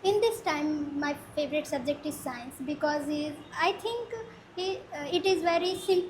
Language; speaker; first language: English; non-native, learner; Hindi